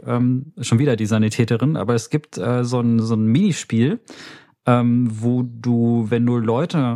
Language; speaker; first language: German; native; German